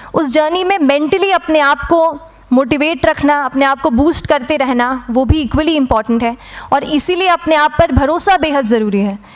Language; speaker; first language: Hindi; native; Hindi